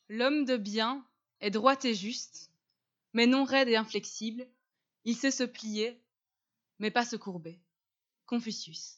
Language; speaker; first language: French; native; French